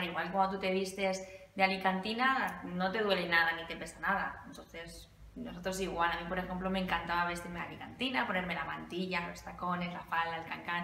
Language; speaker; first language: Spanish; native; Spanish